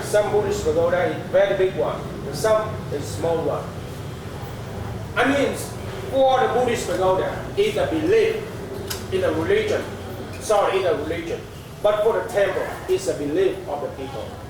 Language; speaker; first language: English; non-native, fluent; Vietnamese